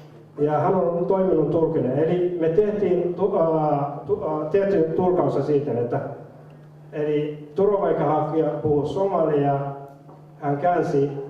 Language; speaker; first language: Finnish; non-native, fluent; Somali